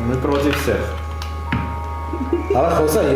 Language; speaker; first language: Russian; non-native, learner; Armenian